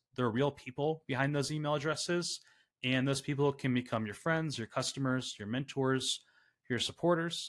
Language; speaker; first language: English; native; English